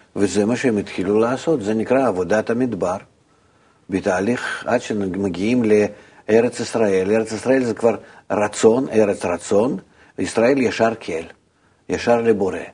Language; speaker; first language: Hebrew; non-native, fluent; Russian